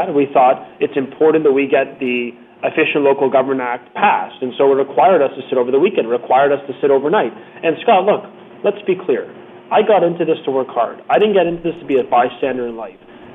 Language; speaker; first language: English; native; English